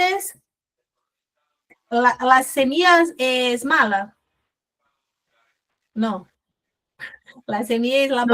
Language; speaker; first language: Spanish; non-native, fluent; Portuguese